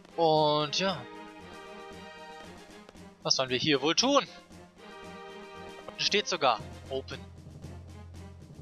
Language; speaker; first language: German; native; German